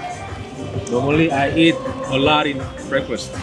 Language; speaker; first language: English; non-native, fluent; Korean